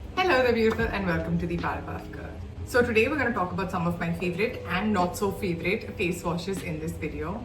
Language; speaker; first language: English; native; English